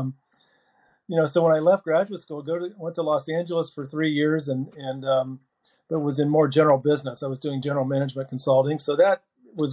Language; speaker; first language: English; native; English